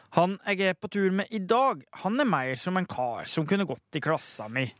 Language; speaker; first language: Norwegian; native; Norwegian